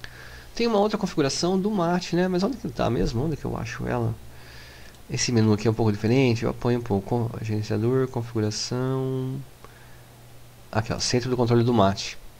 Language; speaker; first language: Portuguese; native; Portuguese